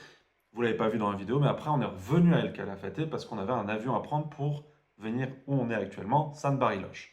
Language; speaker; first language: French; native; French